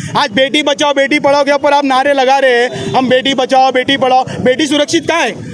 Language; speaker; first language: Hindi; native; Hindi